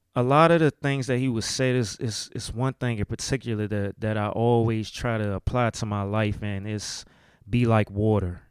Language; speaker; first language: English; native; English